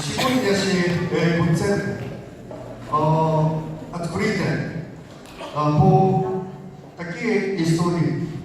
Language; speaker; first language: Russian; non-native, learner; Japanese